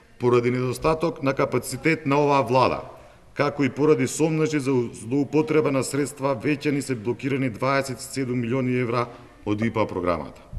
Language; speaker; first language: Macedonian; native; Macedonian